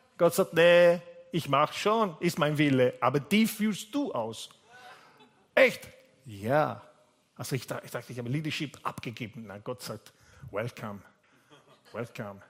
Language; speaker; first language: German; non-native, fluent; Italian